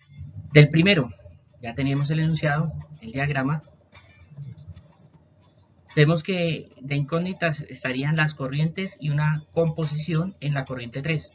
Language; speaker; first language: Spanish; native; Spanish